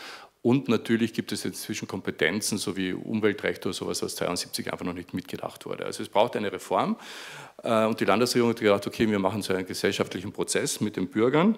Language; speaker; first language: German; native; German